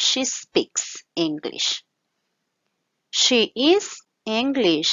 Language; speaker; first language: English; non-native, fluent; Spanish